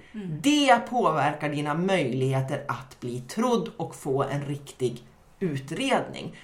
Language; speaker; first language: Swedish; native; Swedish